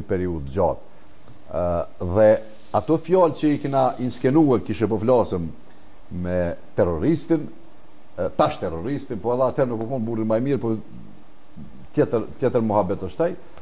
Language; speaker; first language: Albanian; native; Albanian